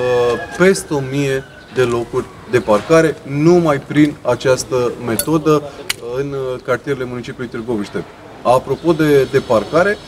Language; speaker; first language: Romanian; native; Romanian